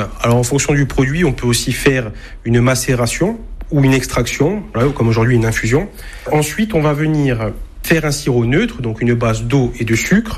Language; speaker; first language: French; native; French